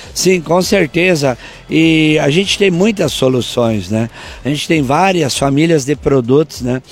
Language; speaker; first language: Portuguese; native; Portuguese